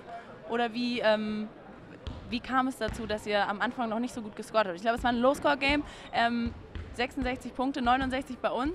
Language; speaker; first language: German; native; German